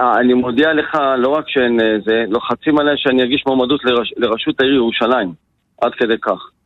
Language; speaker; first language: Hebrew; native; Hebrew